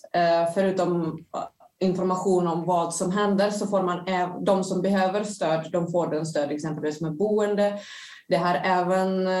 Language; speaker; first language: Swedish; non-native, fluent; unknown